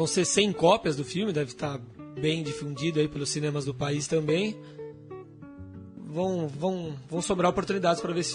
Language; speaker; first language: Portuguese; native; Portuguese